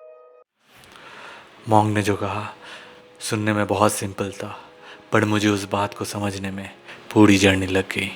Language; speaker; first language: Hindi; non-native, local second language; Bangla